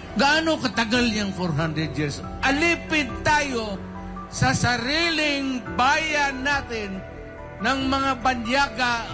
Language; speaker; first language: Filipino; non-native, local second language; Cebuano